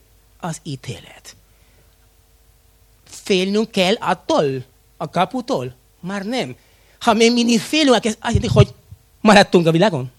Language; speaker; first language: Hungarian; non-native, fluent; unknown